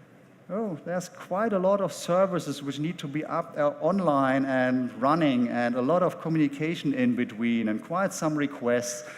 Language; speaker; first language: English; non-native, fluent; German